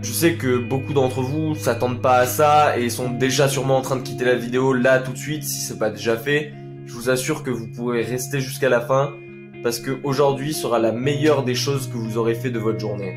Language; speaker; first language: French; native; French